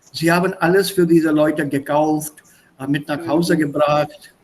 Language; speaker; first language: German; non-native, fluent; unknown